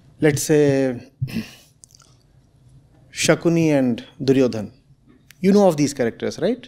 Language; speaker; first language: English; non-native, local second language; Hindi